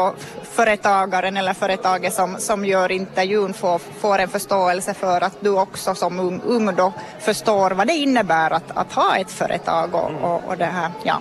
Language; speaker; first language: Swedish; native; Swedish